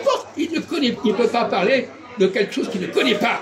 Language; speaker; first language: French; native; French